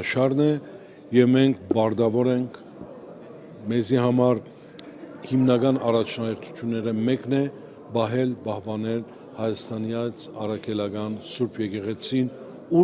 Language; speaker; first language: Armenian; early bilingual, heritage; Armenian